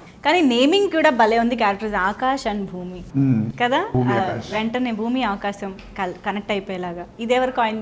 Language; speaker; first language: Telugu; native; Telugu